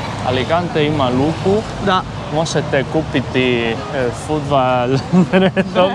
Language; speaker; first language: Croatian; non-native, learner; Spanish